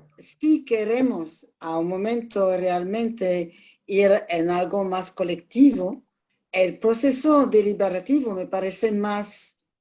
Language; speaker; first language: Spanish; non-native, fluent; French